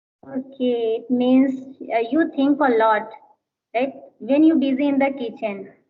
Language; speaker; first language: English; non-native, learner; Hindi